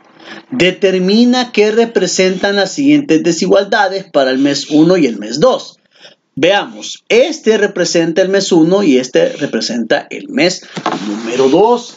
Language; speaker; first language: Spanish; native; Spanish